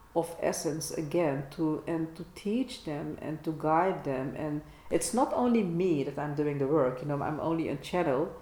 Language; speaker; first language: English; non-native, fluent; Dutch